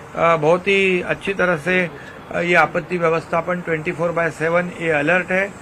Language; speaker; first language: Hindi; non-native, local second language; Marathi